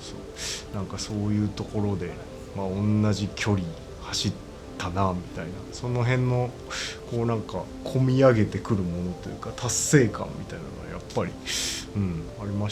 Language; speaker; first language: Japanese; native; Japanese